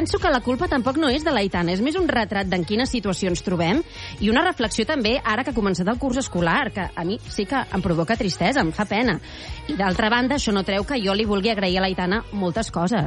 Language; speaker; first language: Catalan; native; Catalan